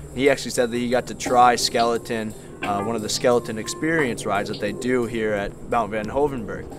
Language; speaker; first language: English; native; English